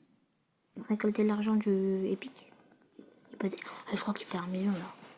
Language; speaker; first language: French; native; French